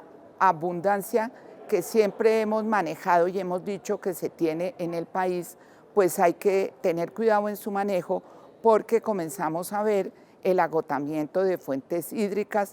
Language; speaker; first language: Spanish; native; Spanish